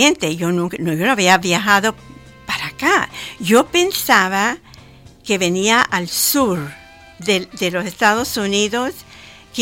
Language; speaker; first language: Spanish; early bilingual, heritage; Spanish